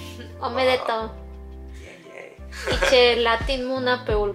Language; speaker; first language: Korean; non-native, fluent; Spanish